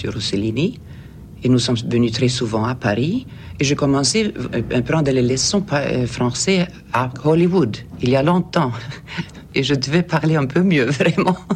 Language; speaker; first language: French; non-native, fluent; Swedish